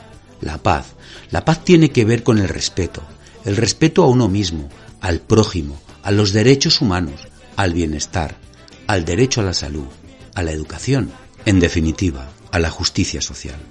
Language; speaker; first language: Spanish; native; Spanish